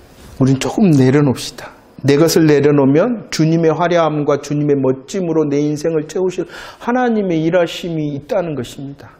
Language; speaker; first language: Korean; native; Korean